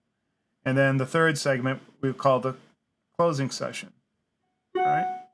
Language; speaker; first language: English; native; English